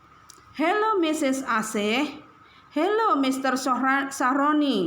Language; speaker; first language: English; non-native, learner; Indonesian